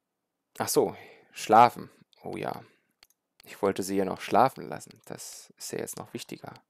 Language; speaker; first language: German; native; German